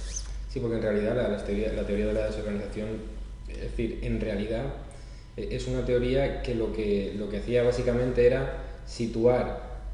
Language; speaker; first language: Spanish; native; Spanish